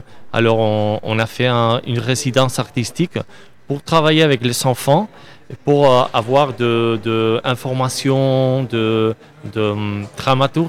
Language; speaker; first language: French; non-native, learner; Spanish